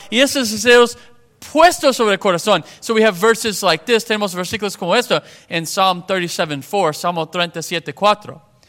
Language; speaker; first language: Spanish; non-native, fluent; English